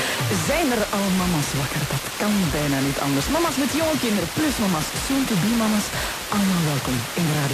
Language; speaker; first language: Dutch; native; Dutch